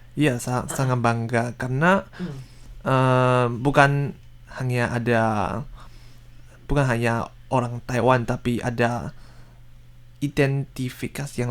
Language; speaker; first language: Indonesian; non-native, learner; Chinese